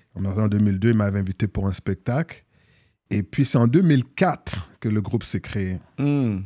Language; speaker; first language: French; native; French